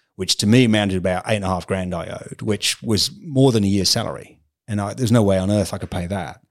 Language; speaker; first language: English; native; English